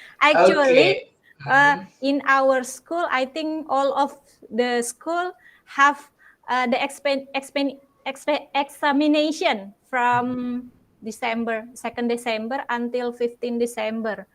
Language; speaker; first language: English; non-native, learner; Indonesian